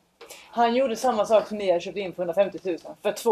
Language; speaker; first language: Swedish; native; Swedish